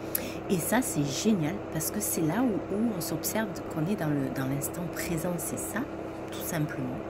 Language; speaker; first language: French; native; French